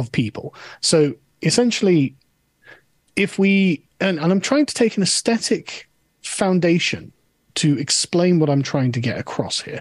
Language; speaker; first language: English; native; English